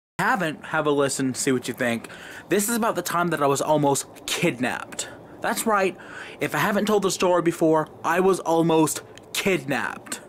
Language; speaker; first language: English; native; English